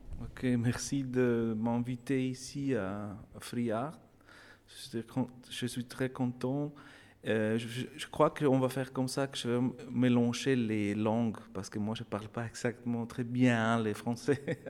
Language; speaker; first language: French; non-native, learner; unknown